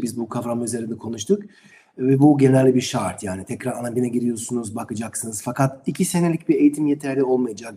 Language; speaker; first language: Turkish; non-native, learner; German